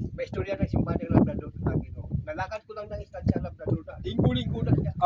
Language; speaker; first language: Filipino; non-native, local second language; Hiligaynon